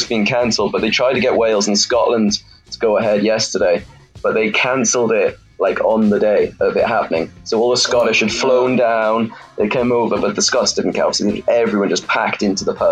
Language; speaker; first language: English; native; English